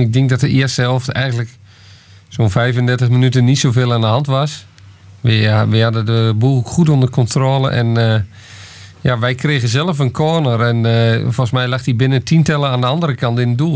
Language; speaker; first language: Dutch; native; Dutch